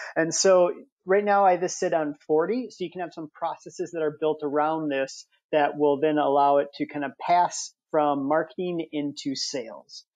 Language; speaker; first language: English; native; English